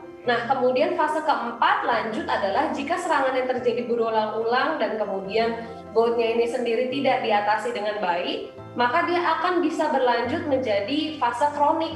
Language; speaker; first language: Indonesian; native; Indonesian